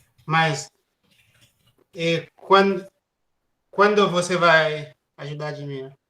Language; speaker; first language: Portuguese; non-native, learner; Haitian Creole